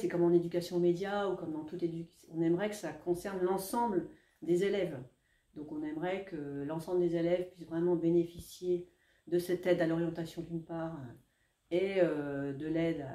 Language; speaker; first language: French; native; French